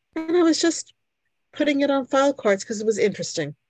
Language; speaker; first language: English; early bilingual, other home language; Hungarian